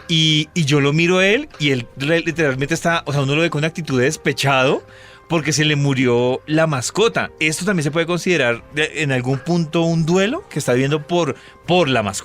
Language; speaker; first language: Spanish; native; Spanish